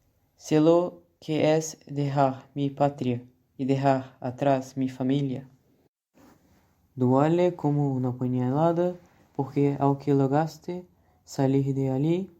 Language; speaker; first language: Spanish; non-native, learner; Portuguese